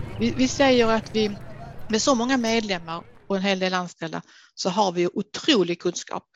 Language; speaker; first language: Swedish; native; Swedish